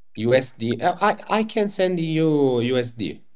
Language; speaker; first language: English; non-native, learner; Italian